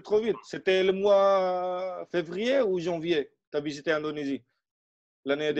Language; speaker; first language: French; non-native, fluent; Indonesian